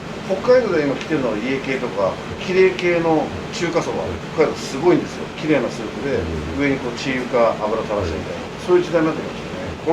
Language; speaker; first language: Japanese; native; Japanese